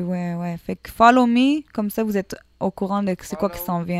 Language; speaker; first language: French; native; French